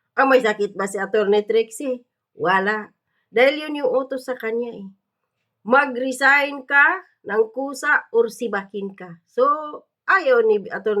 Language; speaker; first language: Filipino; native; Filipino